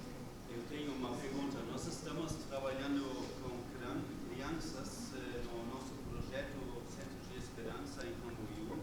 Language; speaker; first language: Portuguese; non-native, fluent; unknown